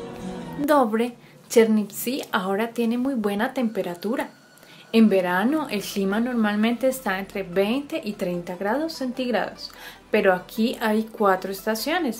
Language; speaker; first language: Spanish; non-native, fluent; Ukrainian